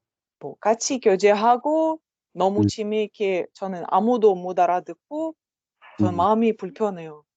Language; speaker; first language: Korean; non-native, learner; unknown